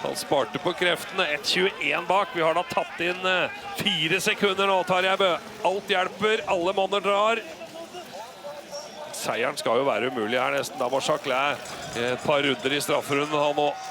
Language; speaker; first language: Norwegian; native; Norwegian